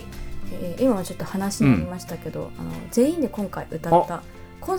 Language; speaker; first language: Japanese; native; Japanese